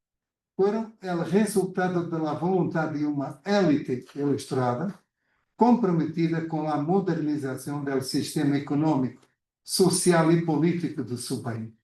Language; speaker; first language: Spanish; non-native, fluent; Portuguese